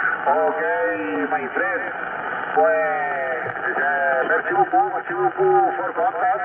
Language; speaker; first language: English; non-native, learner; Spanish